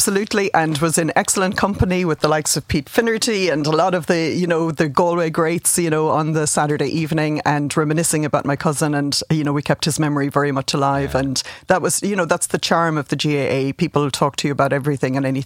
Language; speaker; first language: English; native; English